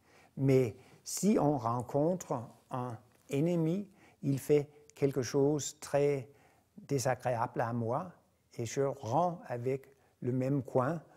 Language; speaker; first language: French; non-native, fluent; Danish